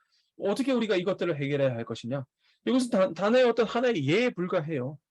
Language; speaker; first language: Korean; native; Korean